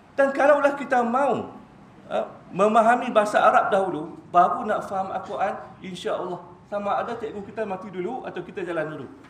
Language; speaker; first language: Malay; native; Malay